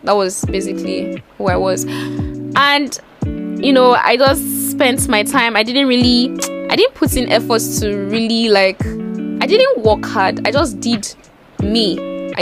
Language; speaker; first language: English; non-native, local second language; Yoruba